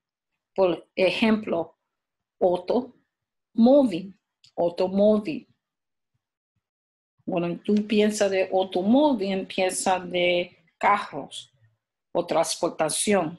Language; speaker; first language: Spanish; early bilingual, heritage; Spanish